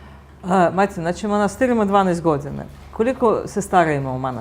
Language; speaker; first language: Bosnian; native; Bosnian